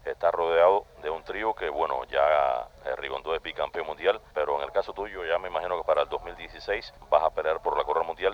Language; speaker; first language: Spanish; native; Spanish